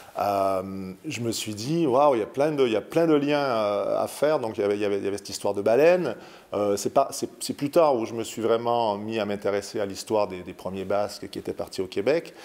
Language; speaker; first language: French; native; French